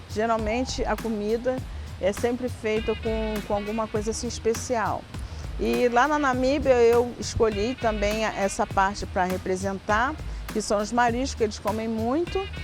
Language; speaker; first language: Portuguese; native; Portuguese